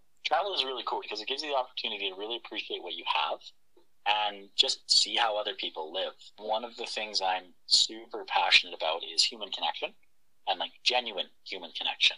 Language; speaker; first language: English; native; English